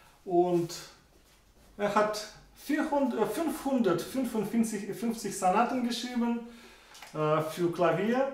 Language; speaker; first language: German; non-native, fluent; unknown